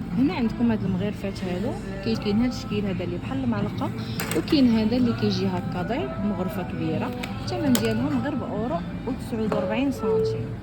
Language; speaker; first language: Arabic; native; Arabic